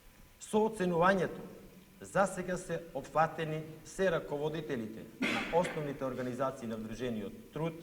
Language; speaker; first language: Macedonian; native; Macedonian